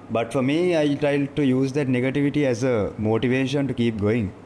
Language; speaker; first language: English; non-native, local second language; Sinhala